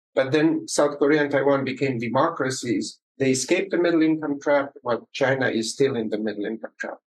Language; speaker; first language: English; early bilingual, other home language; Romanian